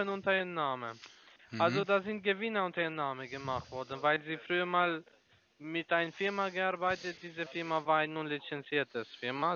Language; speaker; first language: German; non-native, learner; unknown